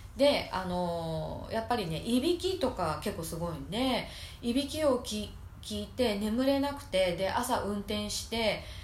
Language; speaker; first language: Japanese; native; Japanese